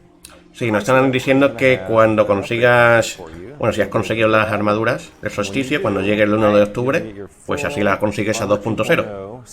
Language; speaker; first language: Spanish; native; Spanish